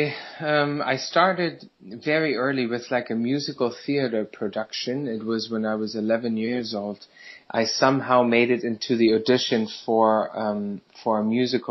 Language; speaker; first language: English; non-native, fluent; German